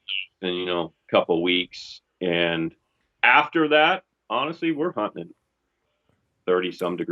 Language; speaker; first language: English; native; English